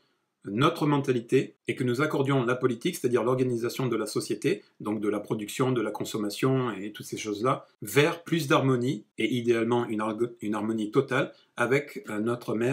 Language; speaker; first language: French; native; French